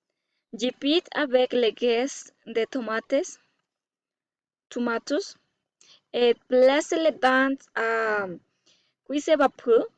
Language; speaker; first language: French; non-native, learner; Spanish